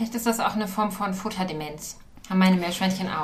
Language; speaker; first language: German; native; German